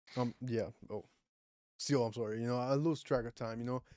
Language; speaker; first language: English; non-native, fluent; Spanish